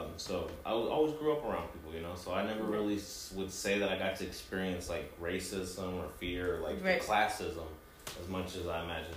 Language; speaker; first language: English; early bilingual, other home language; Spanish